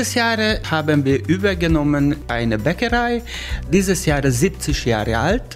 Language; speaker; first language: German; non-native, learner; Hungarian